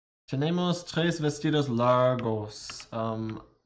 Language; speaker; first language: Spanish; non-native, learner; English